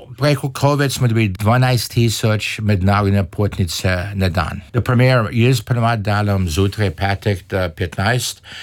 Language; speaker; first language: Slovenian; early bilingual, heritage; Slovenian